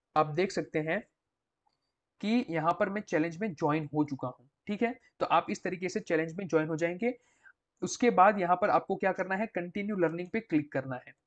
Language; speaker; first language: Hindi; non-native, local second language; Gujarati